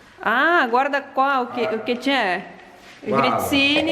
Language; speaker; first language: Italian; non-native, learner; Portuguese